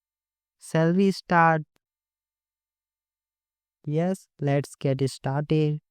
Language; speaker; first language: English; non-native, local second language; Hindi